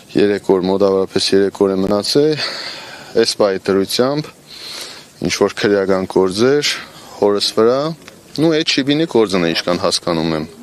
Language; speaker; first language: Armenian; native; Armenian